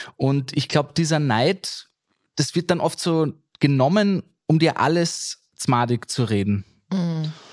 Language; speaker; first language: German; native; German